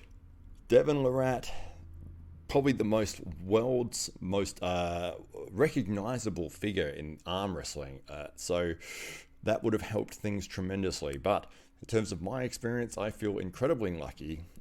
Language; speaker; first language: English; native; English